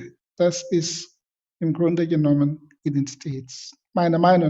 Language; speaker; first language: German; non-native, fluent; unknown